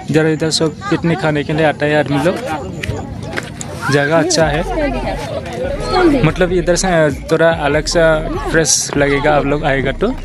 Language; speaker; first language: Hindi; non-native, local second language; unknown